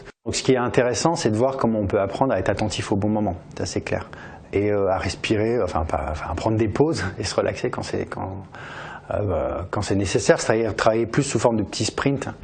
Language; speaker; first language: French; native; French